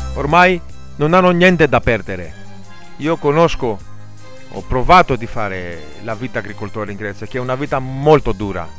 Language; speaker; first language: Italian; non-native, fluent; Greek